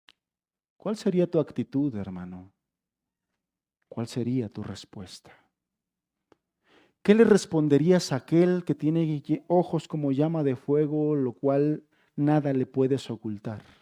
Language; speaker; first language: Spanish; native; Spanish